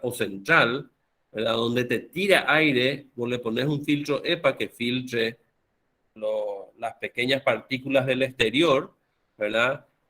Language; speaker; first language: Spanish; native; Spanish